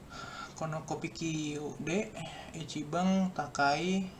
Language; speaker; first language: Japanese; non-native, fluent; Indonesian